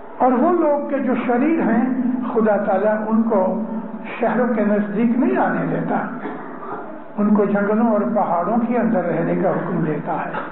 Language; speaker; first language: Urdu; non-native, local second language; Punjabi